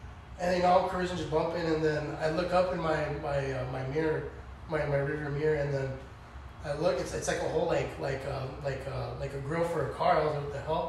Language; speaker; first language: English; native; English